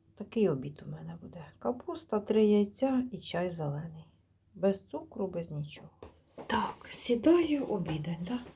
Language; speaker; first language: Ukrainian; native; Ukrainian